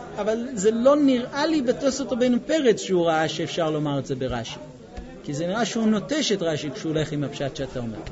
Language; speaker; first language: Hebrew; non-native, fluent; English